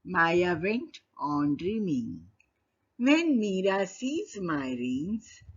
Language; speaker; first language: English; non-native, local second language; Marathi